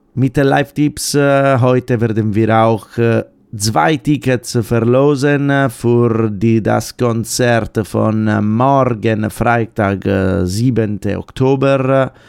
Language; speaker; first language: German; non-native, fluent; Italian